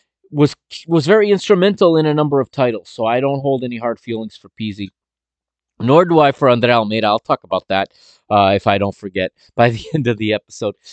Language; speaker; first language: English; native; English